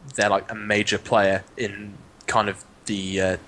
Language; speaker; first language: English; native; English